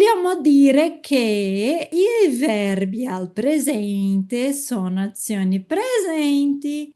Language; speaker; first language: Italian; non-native, fluent; Portuguese